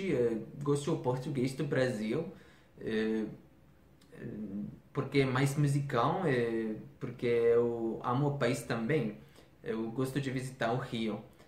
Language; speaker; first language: Portuguese; non-native, fluent; Persian